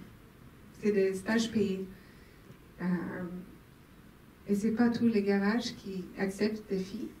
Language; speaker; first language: French; non-native, local second language; Swedish